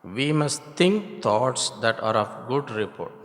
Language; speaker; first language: English; non-native, local second language; Tamil